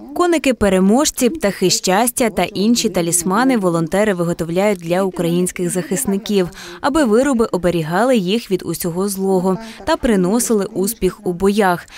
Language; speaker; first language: Ukrainian; native; Ukrainian